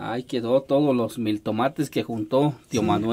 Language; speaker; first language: Spanish; native; Spanish